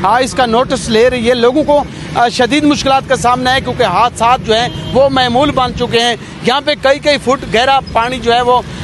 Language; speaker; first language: Urdu; non-native, local second language; Saraiki